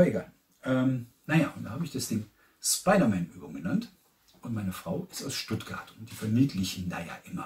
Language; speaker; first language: German; native; German